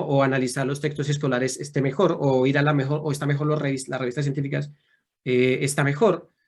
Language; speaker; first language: Spanish; native; Spanish